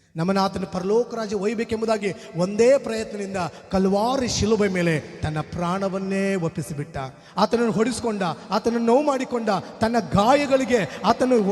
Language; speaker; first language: Kannada; non-native, local second language; Telugu